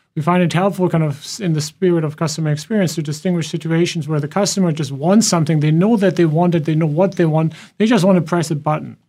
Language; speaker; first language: English; non-native, fluent; German